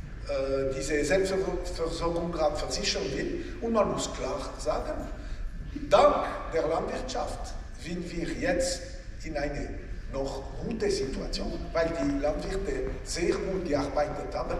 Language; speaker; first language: German; non-native, local second language; French